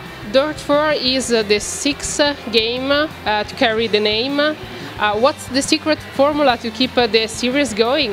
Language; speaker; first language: English; non-native, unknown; Italian